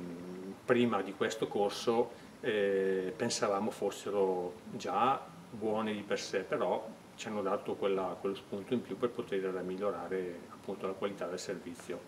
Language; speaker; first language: Italian; native; Italian